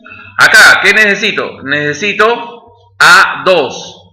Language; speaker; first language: Spanish; native; Spanish